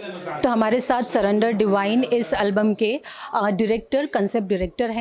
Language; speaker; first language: Hindi; native; Hindi